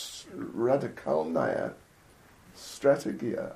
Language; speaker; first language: Russian; non-native, fluent; English